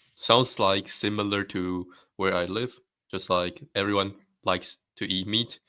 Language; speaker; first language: English; non-native, fluent; Chinese